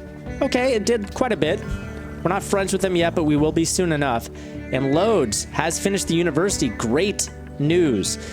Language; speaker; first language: English; native; English